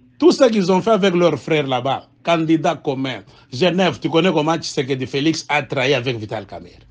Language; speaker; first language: French; non-native, local second language; Swahili